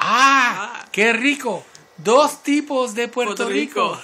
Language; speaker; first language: Spanish; non-native, learner; English